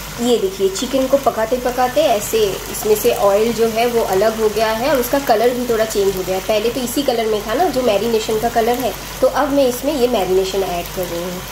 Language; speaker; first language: Hindi; non-native, local second language; Bangla